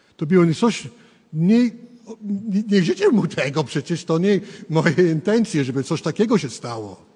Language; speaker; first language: Polish; early bilingual, heritage; English